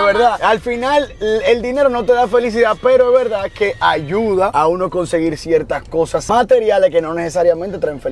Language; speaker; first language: Spanish; native; Spanish